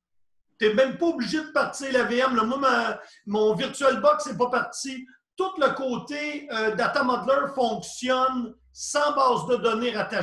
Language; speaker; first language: French; native; French